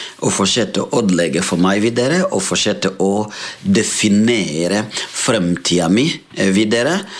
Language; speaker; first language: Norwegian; non-native, fluent; Rundi